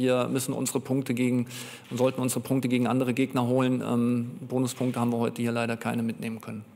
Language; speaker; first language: German; native; German